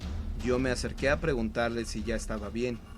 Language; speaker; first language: Spanish; native; Spanish